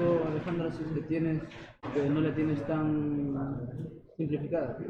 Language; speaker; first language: Spanish; native; Spanish